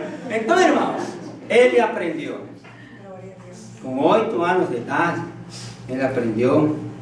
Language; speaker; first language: Portuguese; non-native, fluent; Spanish